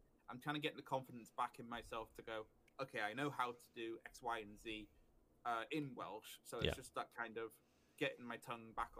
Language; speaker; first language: English; native; English